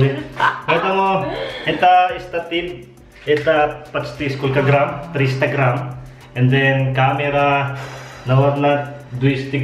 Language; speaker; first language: Russian; non-native, learner; Filipino